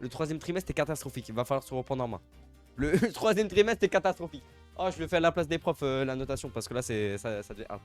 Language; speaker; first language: French; native; French